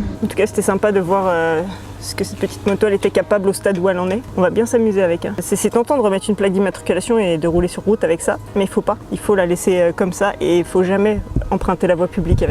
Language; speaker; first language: French; native; French